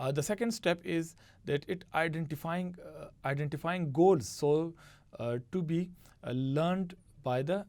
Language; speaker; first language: English; non-native, local second language; Urdu